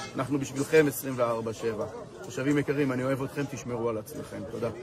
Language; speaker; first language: Hebrew; native; Hebrew